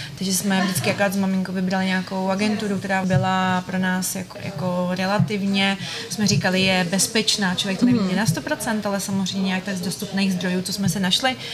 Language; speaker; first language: Czech; early bilingual, other home language; Ukrainian